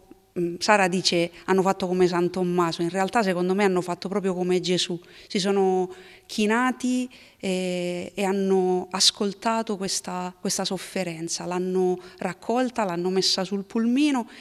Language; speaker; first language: Italian; native; Italian